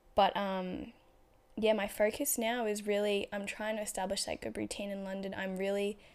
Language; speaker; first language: English; native; English